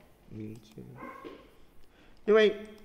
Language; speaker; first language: Chinese; non-native, fluent; Vietnamese